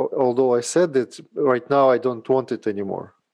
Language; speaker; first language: English; non-native, learner; Russian